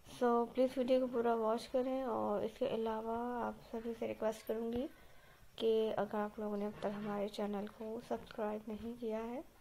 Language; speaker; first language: Urdu; native; Urdu